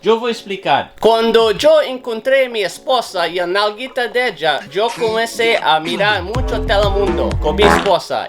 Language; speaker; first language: Spanish; non-native, learner; English